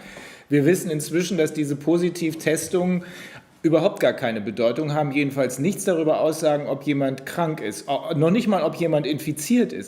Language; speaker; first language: German; native; German